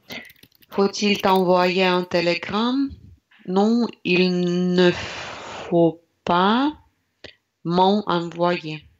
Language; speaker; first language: French; non-native, learner; Russian